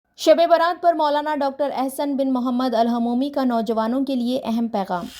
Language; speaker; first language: Urdu; native; Urdu